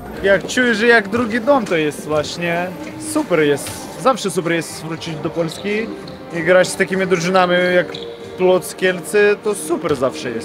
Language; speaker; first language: Polish; non-native, fluent; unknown